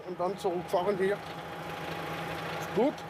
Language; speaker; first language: German; non-native, learner; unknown